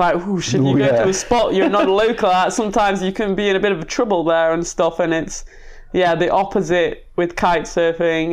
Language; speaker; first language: English; native; English